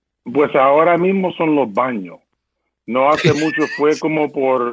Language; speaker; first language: Spanish; early bilingual, heritage; Spanish